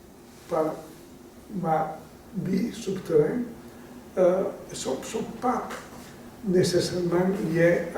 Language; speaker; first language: French; non-native, learner; Italian